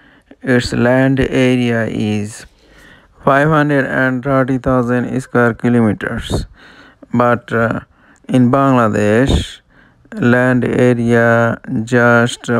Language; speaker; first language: English; non-native, local second language; Bangla